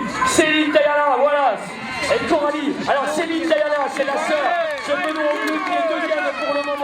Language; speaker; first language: French; native; French